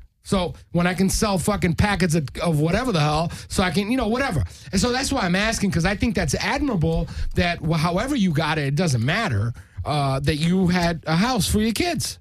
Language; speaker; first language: English; early bilingual, other home language; Spanish